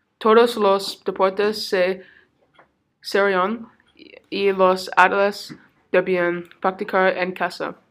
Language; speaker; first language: Spanish; non-native, learner; English